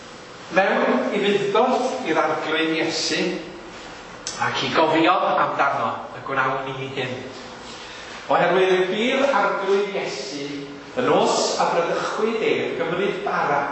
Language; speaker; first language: Welsh; native; Welsh